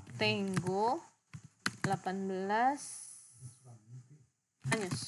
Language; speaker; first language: Spanish; non-native, learner; Indonesian